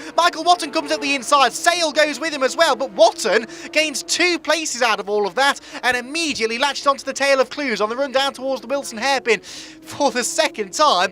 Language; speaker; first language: English; native; English